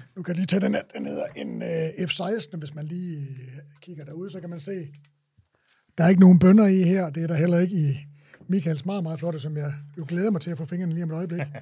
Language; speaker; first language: Danish; native; Danish